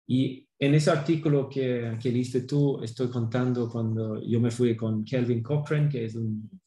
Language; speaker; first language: Spanish; non-native, fluent; Swedish